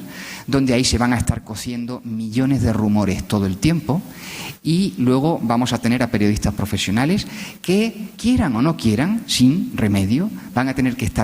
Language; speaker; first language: Spanish; native; Spanish